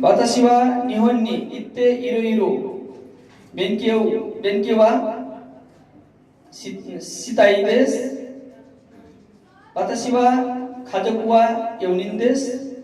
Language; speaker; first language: Japanese; non-native, learner; Nepali